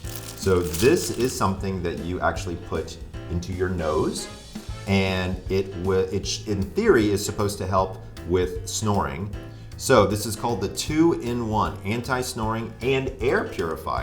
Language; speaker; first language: English; native; English